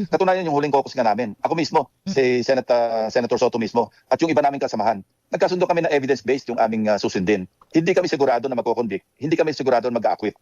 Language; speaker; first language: Filipino; native; Filipino